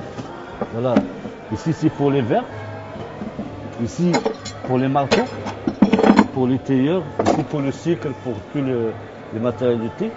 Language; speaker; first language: French; non-native, local second language; Arabic